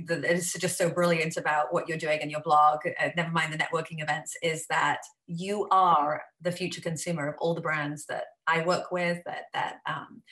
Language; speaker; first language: English; native; English